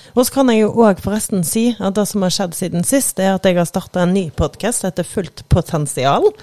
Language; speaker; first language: Norwegian; native; Norwegian